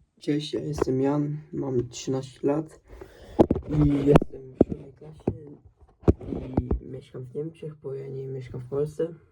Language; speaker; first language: Polish; early bilingual, heritage; Polish